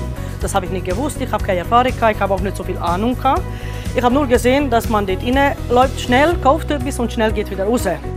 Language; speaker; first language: German; non-native, fluent; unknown